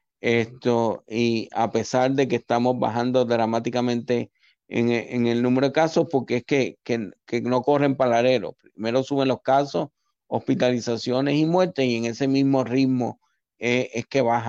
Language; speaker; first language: Spanish; native; Spanish